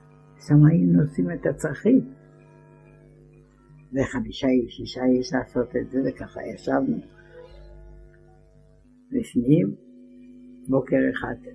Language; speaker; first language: Hebrew; non-native, fluent; Ladino